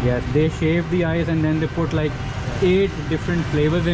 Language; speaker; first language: English; non-native, local second language; Urdu